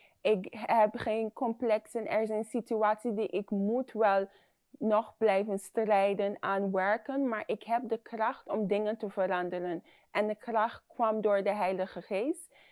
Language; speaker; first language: Dutch; non-native, fluent; English